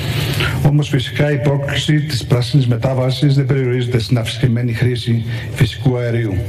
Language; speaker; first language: Greek; native; Greek